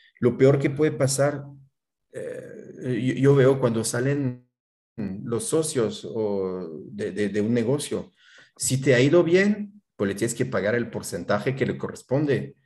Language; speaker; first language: Spanish; non-native, fluent; French